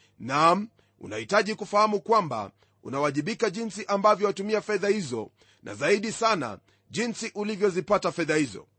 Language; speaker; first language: Swahili; non-native, local second language; Luyia